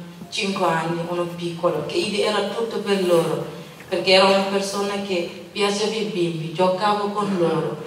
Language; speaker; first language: Italian; non-native, learner; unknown